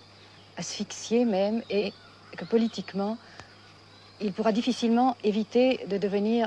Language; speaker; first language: French; native; French